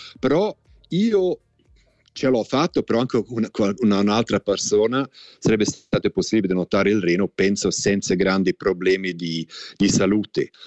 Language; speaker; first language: Italian; non-native, local second language; German